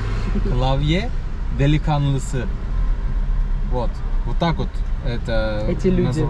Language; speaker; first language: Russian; non-native, learner; Turkish